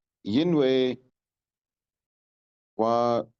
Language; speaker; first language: Chinese; non-native, learner; Urdu